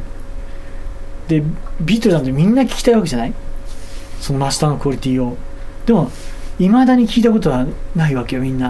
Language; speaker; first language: Japanese; native; Japanese